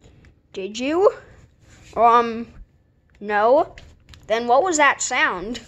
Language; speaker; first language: English; native; English